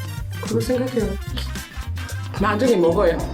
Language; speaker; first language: Korean; non-native, learner; French